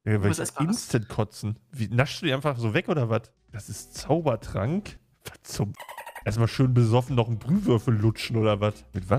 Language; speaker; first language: German; native; German